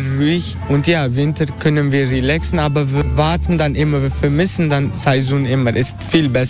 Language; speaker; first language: German; non-native, learner; Turkish